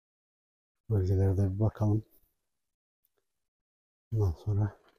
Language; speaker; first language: Turkish; native; Turkish